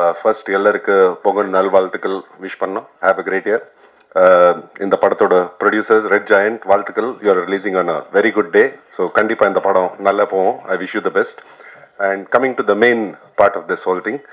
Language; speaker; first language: Tamil; non-native, fluent; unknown